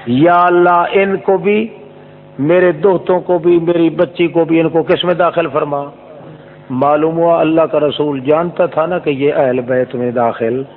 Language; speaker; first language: Urdu; non-native, local second language; Saraiki